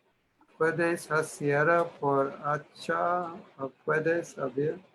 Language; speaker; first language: Spanish; non-native, learner; English